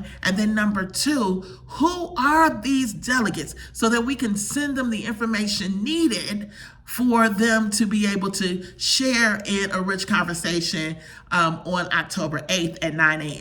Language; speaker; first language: English; native; English